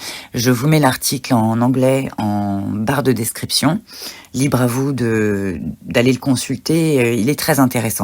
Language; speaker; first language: French; native; French